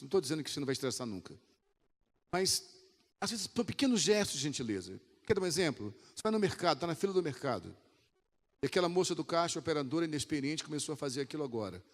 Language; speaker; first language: Portuguese; native; Portuguese